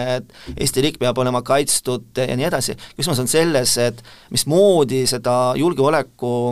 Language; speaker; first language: Estonian; non-native, local second language; Russian